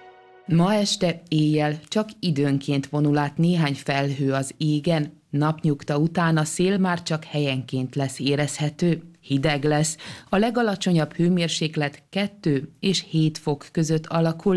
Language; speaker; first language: Hungarian; native; Hungarian